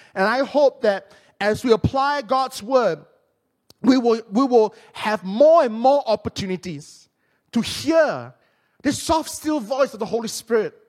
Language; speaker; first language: English; non-native, local second language; Min Nan Chinese